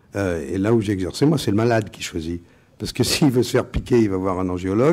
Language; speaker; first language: French; native; French